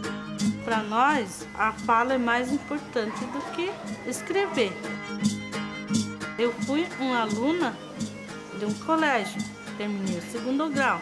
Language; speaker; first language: Portuguese; non-native, local second language; Guarani